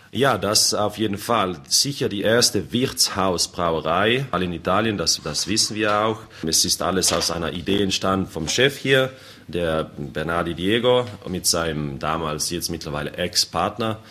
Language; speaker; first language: German; non-native, local second language; Ladin